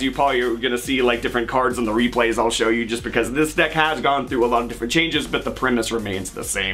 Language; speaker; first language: English; native; English